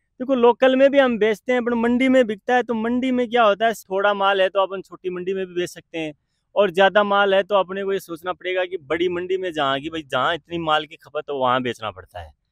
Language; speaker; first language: Hindi; native; Hindi